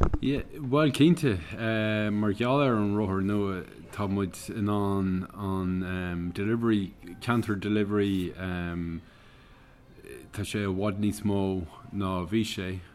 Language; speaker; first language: Irish; non-native, local second language; English